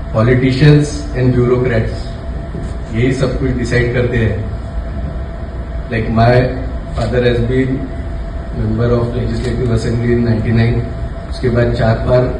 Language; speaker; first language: Hindi; non-native, local second language; Marathi